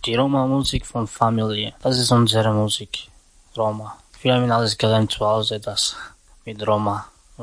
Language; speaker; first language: German; non-native, learner; Romany